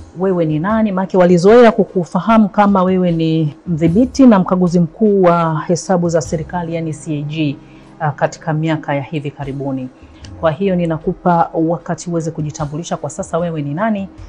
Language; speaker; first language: Swahili; native; Swahili